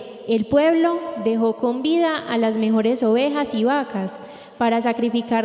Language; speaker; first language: Spanish; native; Spanish